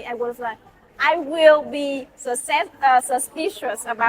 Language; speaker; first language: English; non-native, learner; Vietnamese